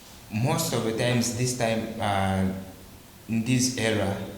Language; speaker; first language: English; non-native, local second language; Bemba